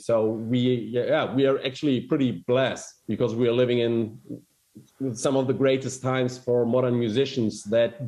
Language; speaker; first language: English; non-native, fluent; German